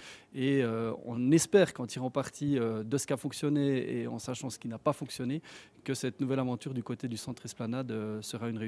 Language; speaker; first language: French; native; French